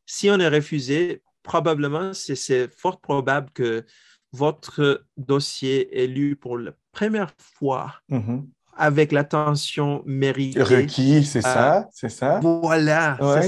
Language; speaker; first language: French; non-native, fluent; Filipino